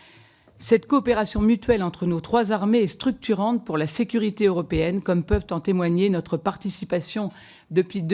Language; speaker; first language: French; native; French